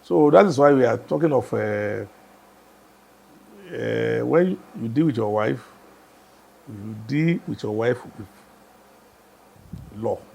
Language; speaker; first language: English; non-native, local second language; Yoruba